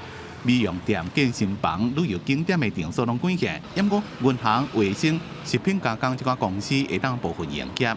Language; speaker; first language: Chinese; native; Chinese